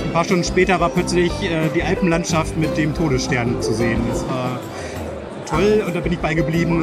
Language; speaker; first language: German; native; German